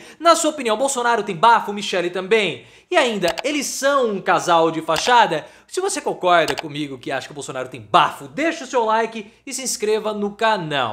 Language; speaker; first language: Portuguese; native; Portuguese